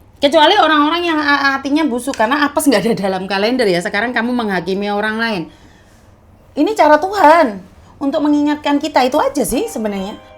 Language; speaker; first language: Indonesian; native; Indonesian